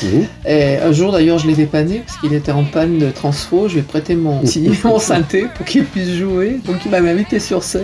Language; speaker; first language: French; native; French